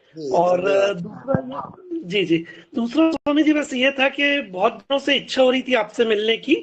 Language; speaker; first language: Hindi; native; Hindi